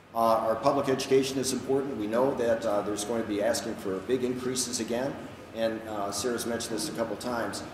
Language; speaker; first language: English; native; English